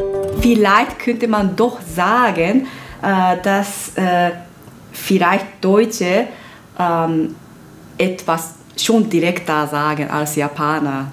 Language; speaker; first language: German; non-native, fluent; Japanese